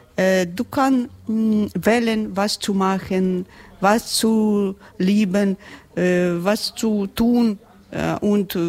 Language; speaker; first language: German; non-native, learner; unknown